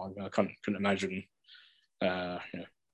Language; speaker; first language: English; native; English